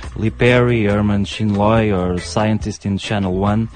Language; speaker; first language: English; non-native, fluent; Portuguese